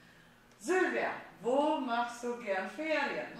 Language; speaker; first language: German; non-native, fluent; Italian